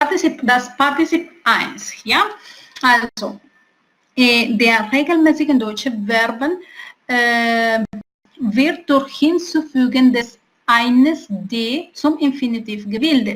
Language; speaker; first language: German; non-native, fluent; Spanish